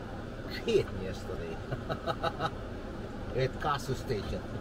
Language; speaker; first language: English; non-native, learner; Korean